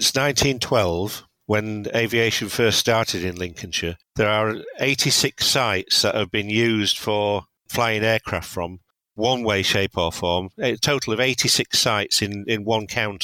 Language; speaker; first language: English; native; English